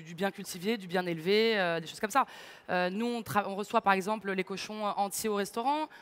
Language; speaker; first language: French; native; French